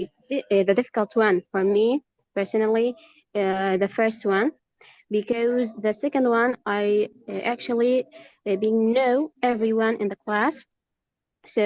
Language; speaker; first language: English; non-native, learner; Arabic